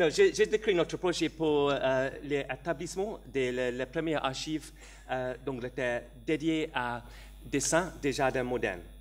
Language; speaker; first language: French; non-native, learner; English